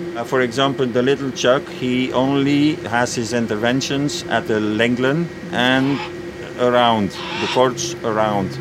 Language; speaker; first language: English; non-native, fluent; Dutch